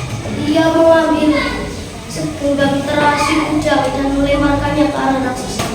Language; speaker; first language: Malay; non-native, local second language; Javanese